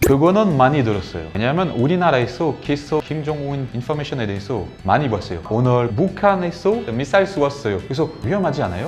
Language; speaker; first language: Korean; non-native, learner; French